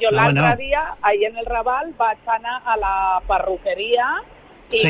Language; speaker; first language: Catalan; non-native, local second language; Spanish